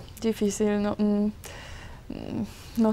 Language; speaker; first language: Spanish; non-native, fluent; German